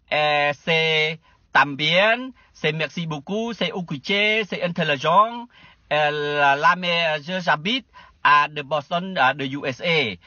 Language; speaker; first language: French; non-native, learner; Khmer